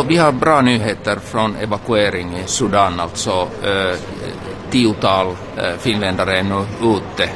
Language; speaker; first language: Swedish; non-native, local second language; Finnish